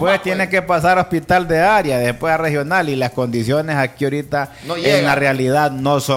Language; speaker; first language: Spanish; native; Spanish